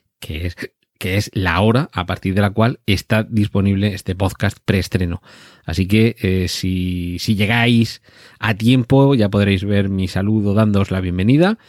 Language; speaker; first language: Spanish; native; Spanish